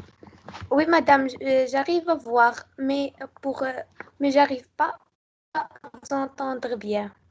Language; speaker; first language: French; non-native, local second language; Arabic